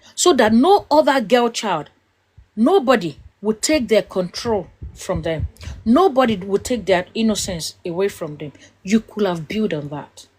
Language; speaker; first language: English; non-native, local second language; Yoruba